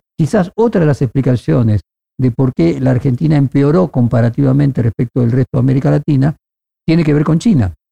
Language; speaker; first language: Spanish; native; Spanish